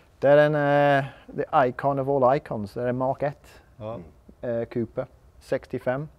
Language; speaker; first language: Swedish; non-native, learner; English